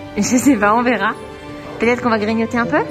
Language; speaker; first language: French; native; French